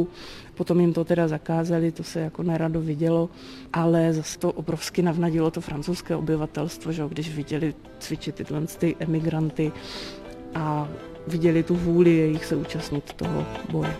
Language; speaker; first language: Czech; native; Czech